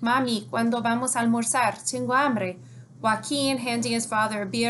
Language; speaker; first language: Spanish; non-native, fluent; English